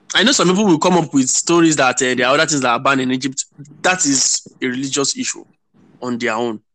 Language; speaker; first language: English; non-native, local second language; Yoruba